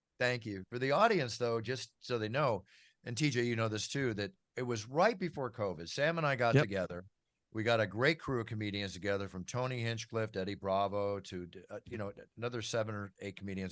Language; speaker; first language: English; native; English